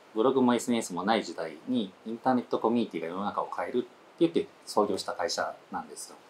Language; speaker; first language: Japanese; native; Japanese